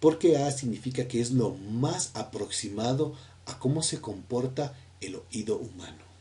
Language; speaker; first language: Spanish; native; Spanish